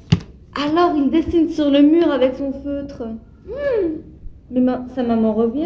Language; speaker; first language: French; native; French